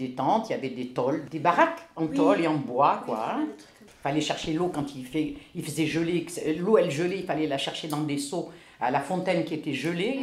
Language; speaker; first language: French; native; French